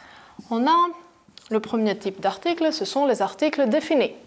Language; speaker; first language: French; non-native, fluent; Greek